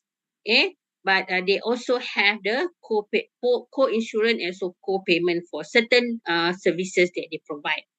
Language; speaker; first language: English; non-native, local second language; Malay